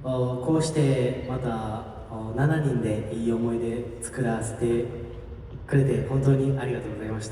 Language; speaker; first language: Japanese; native; Japanese